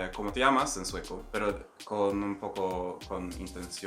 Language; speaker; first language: Spanish; non-native, fluent; Swedish